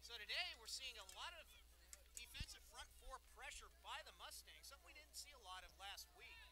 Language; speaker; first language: English; native; English